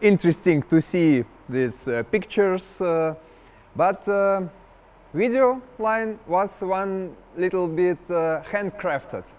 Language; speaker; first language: English; non-native, learner; Russian